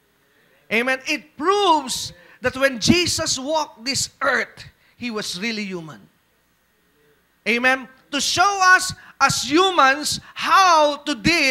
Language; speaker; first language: English; non-native, local second language; Filipino